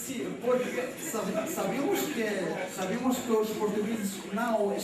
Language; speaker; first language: Portuguese; non-native, learner; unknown